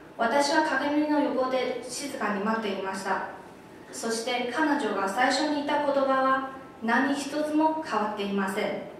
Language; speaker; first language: Japanese; non-native, fluent; Chinese